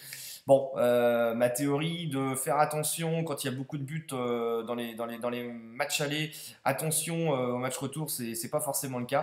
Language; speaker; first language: French; native; French